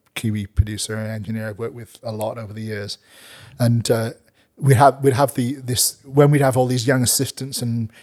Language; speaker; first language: English; native; English